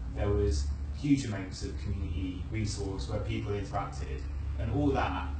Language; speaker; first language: English; native; English